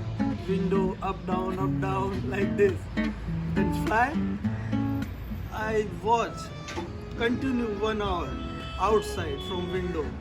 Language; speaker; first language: English; non-native, learner; Hindi